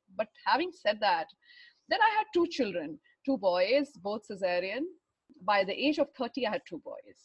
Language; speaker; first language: English; non-native, local second language; Hindi